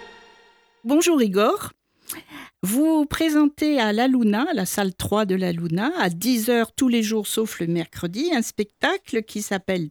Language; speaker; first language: French; native; French